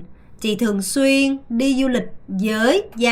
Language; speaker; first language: Vietnamese; non-native, fluent; Korean